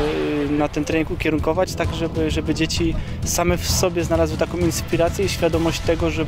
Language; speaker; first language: Polish; native; Polish